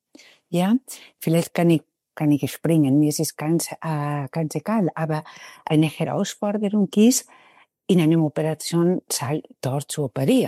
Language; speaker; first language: German; non-native, fluent; Spanish